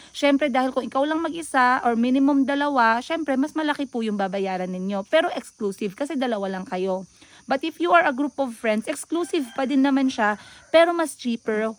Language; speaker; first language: Filipino; non-native, local second language; Cebuano